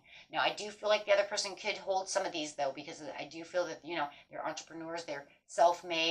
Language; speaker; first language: English; native; English